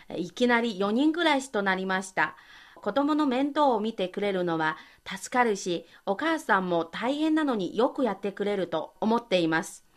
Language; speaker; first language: Japanese; non-native, fluent; Chinese